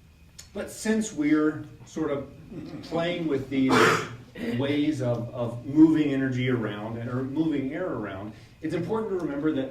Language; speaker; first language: English; native; English